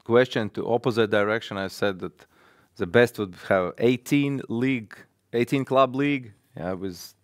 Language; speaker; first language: English; non-native, fluent; Latvian